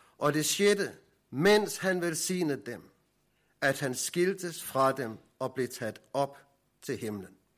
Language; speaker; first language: Danish; native; Danish